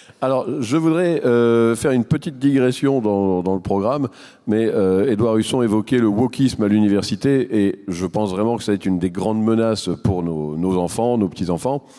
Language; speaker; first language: French; native; French